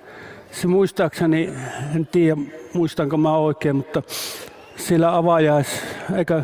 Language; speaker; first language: Finnish; native; Finnish